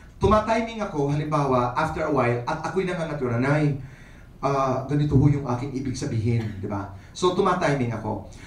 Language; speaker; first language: Filipino; non-native, local second language; Waray